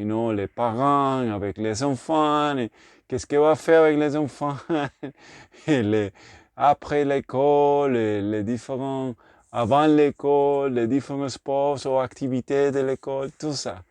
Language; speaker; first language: French; non-native, learner; Spanish